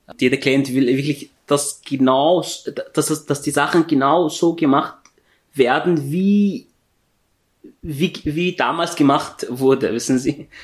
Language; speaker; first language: German; non-native, fluent; Arabic